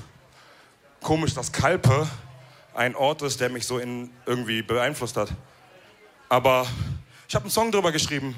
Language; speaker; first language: German; early bilingual, other home language; Wolof